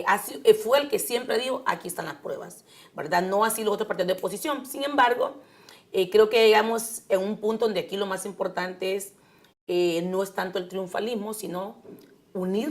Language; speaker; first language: Spanish; native; Spanish